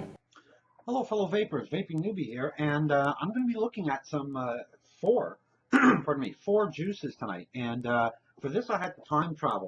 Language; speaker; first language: English; native; English